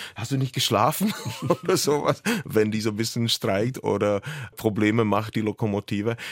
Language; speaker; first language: German; non-native, fluent; Czech